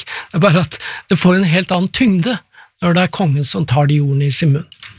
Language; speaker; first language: Norwegian; native; Norwegian